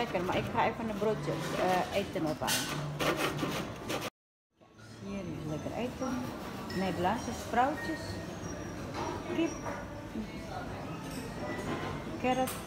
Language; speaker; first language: Dutch; non-native, learner; Indonesian